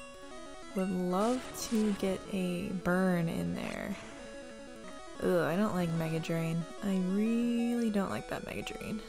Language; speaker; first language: English; native; English